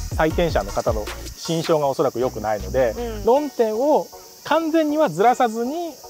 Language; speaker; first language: Japanese; native; Japanese